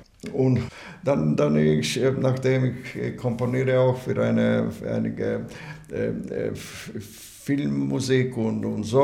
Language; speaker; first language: German; non-native, learner; Latvian